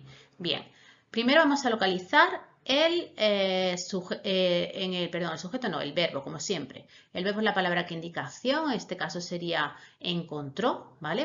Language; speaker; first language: Spanish; native; Spanish